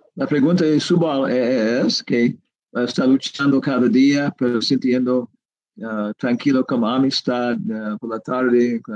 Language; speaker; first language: Spanish; non-native, learner; English